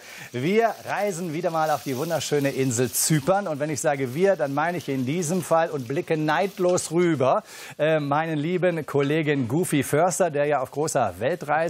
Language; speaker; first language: German; native; German